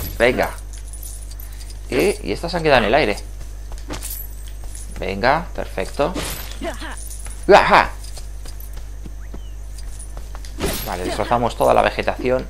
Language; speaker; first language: Spanish; native; Spanish